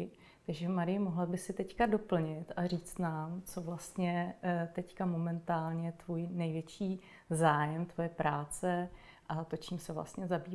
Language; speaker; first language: Czech; native; Czech